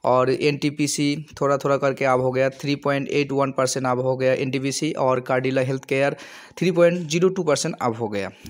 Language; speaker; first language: Hindi; non-native, local second language; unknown